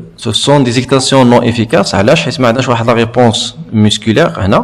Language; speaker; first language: French; non-native, local second language; Arabic